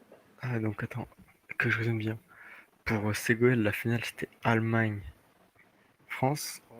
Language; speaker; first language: French; native; French